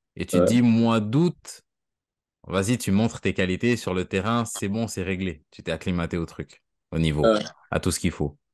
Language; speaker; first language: French; native; French